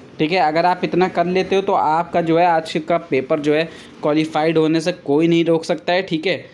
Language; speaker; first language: Hindi; native; Hindi